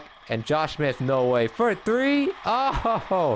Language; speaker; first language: English; native; English